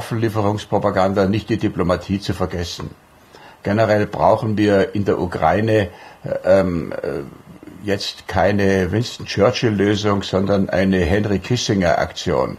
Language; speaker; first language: German; native; German